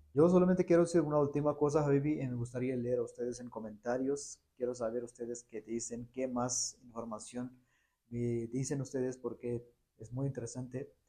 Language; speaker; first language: Spanish; non-native, fluent; Urdu